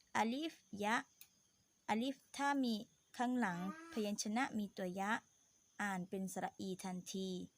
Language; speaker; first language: Thai; non-native, local second language; Pattani Malay